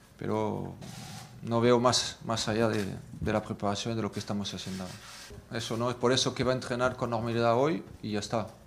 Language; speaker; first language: Spanish; non-native, fluent; French